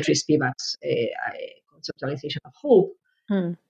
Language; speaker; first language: English; non-native, fluent; Spanish